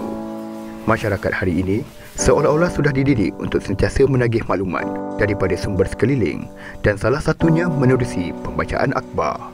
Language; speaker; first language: Malay; native; Malay